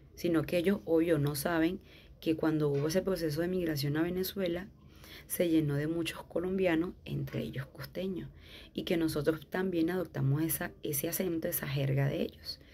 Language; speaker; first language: Spanish; native; Spanish